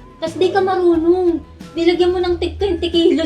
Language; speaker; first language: Filipino; native; Filipino